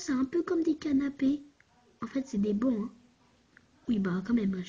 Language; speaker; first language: French; native; French